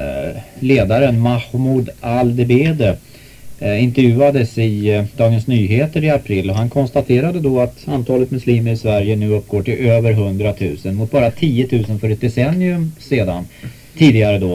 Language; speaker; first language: Swedish; native; Swedish